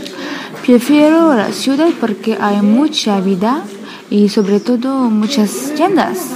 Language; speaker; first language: Spanish; non-native, learner; French